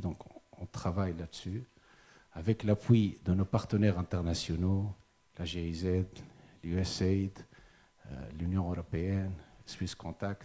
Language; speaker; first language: French; non-native, local second language; Arabic